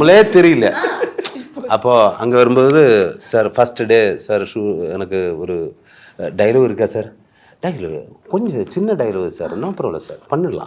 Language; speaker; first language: Tamil; non-native, learner; Malayalam